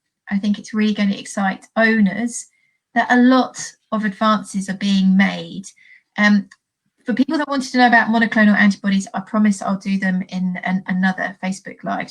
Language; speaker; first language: English; native; English